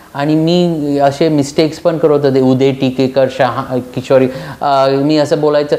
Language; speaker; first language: Marathi; early bilingual, heritage; Marathi